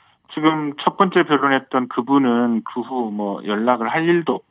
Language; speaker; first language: Korean; native; Korean